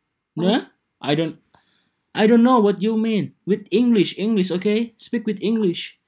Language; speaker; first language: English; non-native, learner; Indonesian